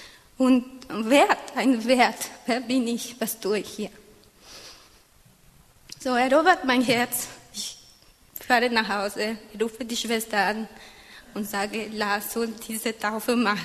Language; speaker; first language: German; non-native, fluent; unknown